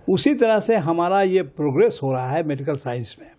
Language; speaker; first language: Hindi; native; Hindi